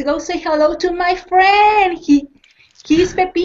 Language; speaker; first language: English; non-native, learner; Spanish